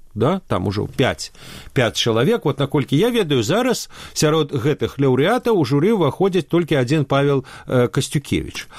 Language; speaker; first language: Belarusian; native; Belarusian